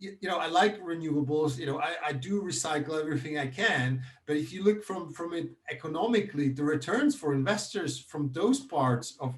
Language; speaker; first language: English; non-native, fluent; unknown